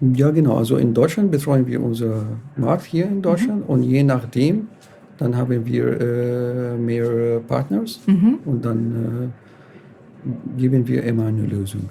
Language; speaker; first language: German; non-native, fluent; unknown